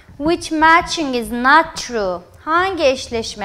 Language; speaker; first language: English; non-native, fluent; Turkish